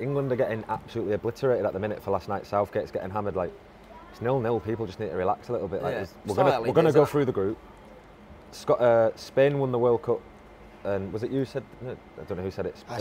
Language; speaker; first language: English; native; English